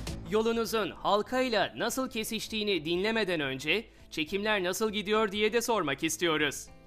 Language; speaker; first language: Turkish; native; Turkish